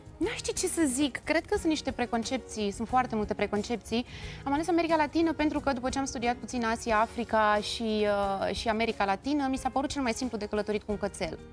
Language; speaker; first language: Romanian; native; Romanian